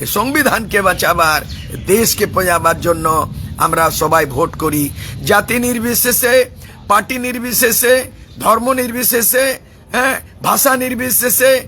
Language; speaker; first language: Bangla; non-native, local second language; Santali